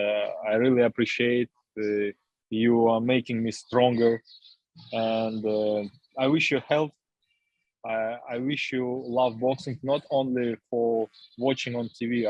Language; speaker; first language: English; non-native, learner; Russian